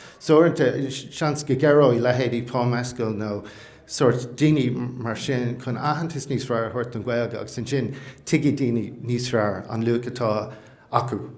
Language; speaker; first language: Irish; non-native, local second language; English